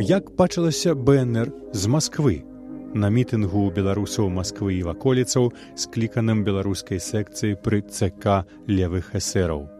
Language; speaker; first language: Belarusian; native; Belarusian